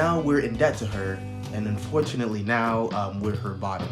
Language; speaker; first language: English; native; English